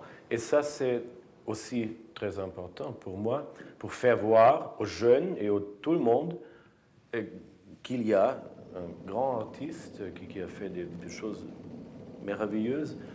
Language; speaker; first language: French; non-native, fluent; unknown